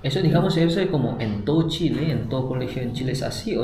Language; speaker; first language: Spanish; non-native, fluent; Indonesian